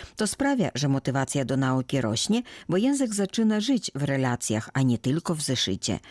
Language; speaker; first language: Polish; native; Polish